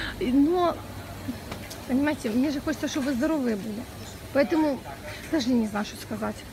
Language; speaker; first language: Russian; non-native, local second language; Ukrainian